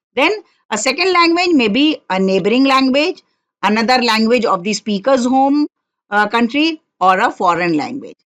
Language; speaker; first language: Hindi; non-native, local second language; Marathi